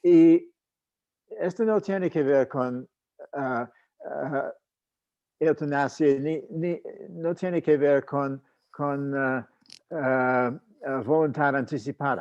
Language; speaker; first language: Spanish; non-native, fluent; English